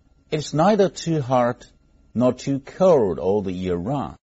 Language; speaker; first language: English; non-native, fluent; Chinese